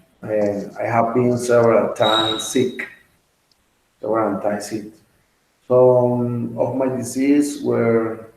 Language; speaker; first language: English; non-native, learner; Spanish